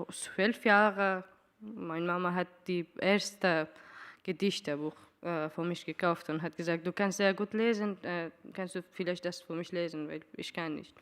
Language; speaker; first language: German; non-native, learner; Persian